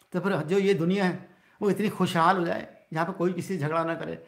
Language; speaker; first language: Hindi; native; Hindi